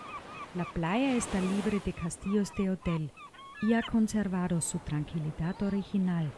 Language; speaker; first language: Spanish; non-native, fluent; German